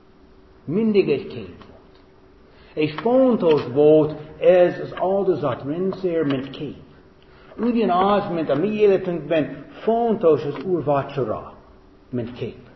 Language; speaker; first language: Hungarian; non-native, fluent; English